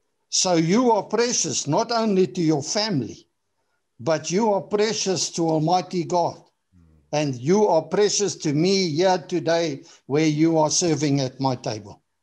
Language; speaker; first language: English; non-native, local second language; Afrikaans